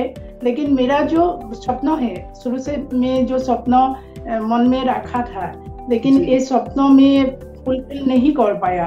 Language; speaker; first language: Hindi; non-native, local second language; Assamese